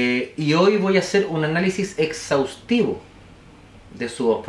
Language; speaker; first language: Spanish; native; Spanish